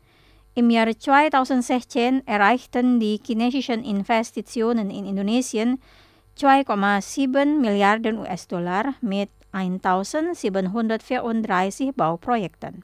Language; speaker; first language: German; non-native, fluent; Indonesian